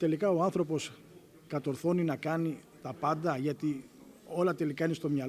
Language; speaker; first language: Greek; native; Greek